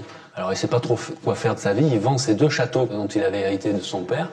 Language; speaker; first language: French; native; French